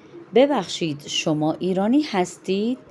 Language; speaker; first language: Persian; non-native, fluent; Urdu